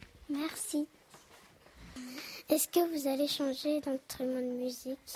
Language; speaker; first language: French; native; French